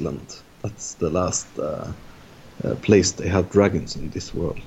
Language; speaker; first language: English; non-native, fluent; Norwegian